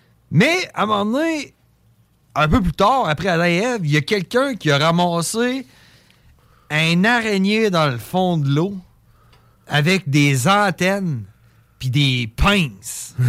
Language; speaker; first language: French; native; French